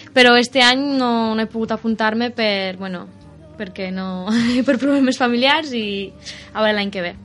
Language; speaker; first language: Catalan; early bilingual, other home language; Romanian